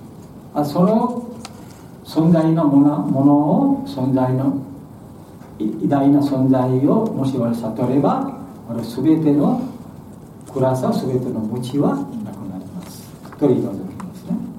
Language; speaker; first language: Japanese; non-native, learner; Bangla